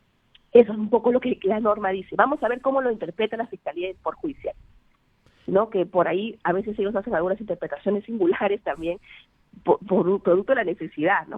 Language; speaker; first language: Spanish; native; Spanish